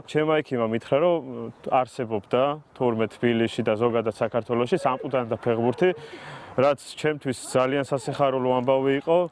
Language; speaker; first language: Georgian; native; Georgian